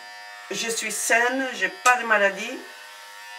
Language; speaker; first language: French; non-native, fluent; Spanish